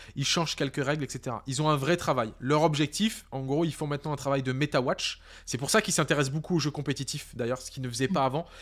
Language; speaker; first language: French; native; French